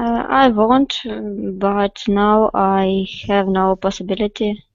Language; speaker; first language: English; non-native, learner; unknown